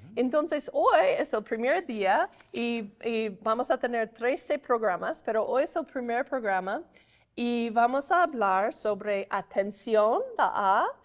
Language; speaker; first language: Spanish; non-native, learner; English